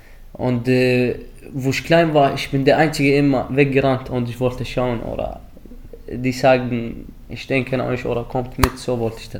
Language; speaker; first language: German; early bilingual, other home language; Arabic